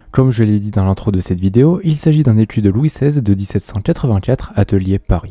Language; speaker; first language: French; native; French